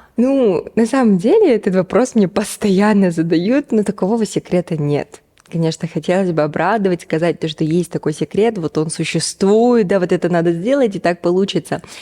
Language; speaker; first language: Russian; non-native, local second language; Kazakh